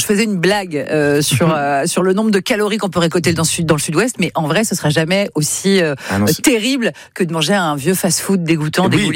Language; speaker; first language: French; native; French